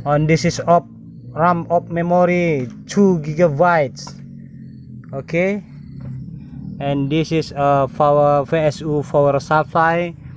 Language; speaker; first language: English; non-native, learner; Indonesian